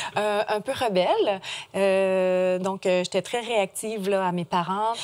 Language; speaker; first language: French; native; French